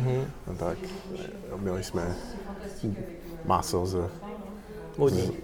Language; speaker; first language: Czech; non-native, learner; English